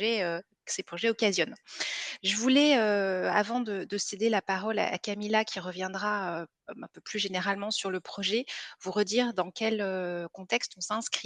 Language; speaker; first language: French; native; French